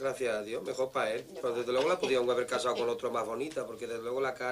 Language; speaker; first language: Spanish; native; Spanish